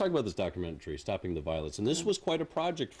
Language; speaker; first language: English; native; English